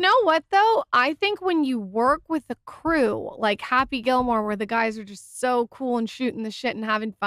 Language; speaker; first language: English; native; English